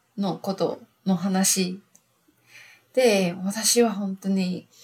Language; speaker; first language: Japanese; non-native, learner; Chinese